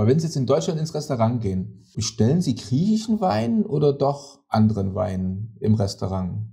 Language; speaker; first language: German; native; German